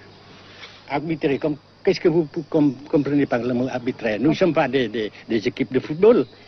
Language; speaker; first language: French; non-native, local second language; Vietnamese